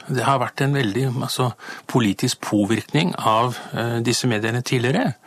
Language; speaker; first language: Norwegian; native; Norwegian